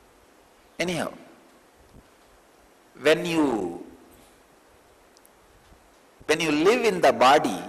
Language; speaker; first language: English; non-native, local second language; Tamil